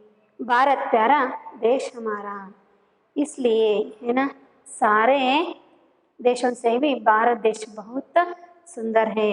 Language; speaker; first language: Hindi; non-native, local second language; Kannada